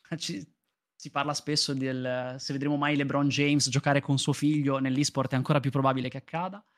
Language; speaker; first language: Italian; native; Italian